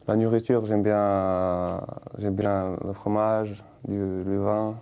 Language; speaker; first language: French; non-native, learner; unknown